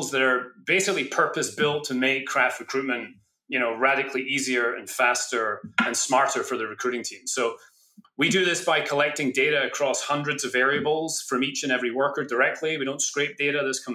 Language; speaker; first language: English; native; English